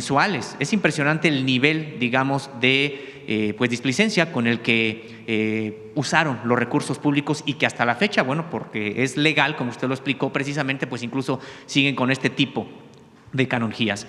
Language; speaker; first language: Spanish; native; Spanish